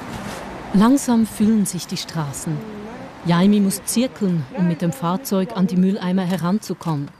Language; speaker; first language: German; native; German